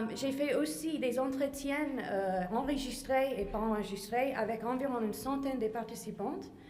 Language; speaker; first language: French; non-native, fluent; English